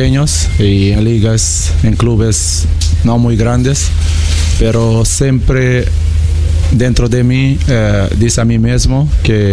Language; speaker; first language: Spanish; non-native, learner; Kabuverdianu